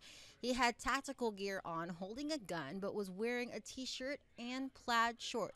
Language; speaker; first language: English; native; English